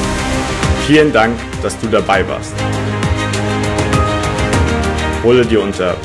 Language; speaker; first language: German; native; German